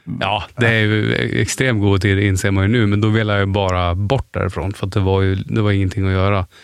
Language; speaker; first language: Swedish; native; Swedish